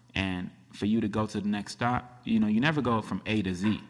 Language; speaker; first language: English; early bilingual, other home language; Akan